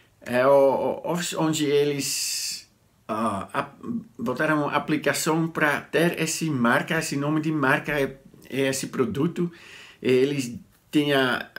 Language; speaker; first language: Portuguese; non-native, learner; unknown